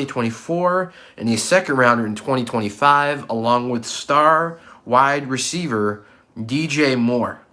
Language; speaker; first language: English; native; English